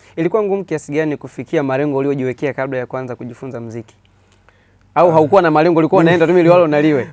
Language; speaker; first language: Swahili; native; Swahili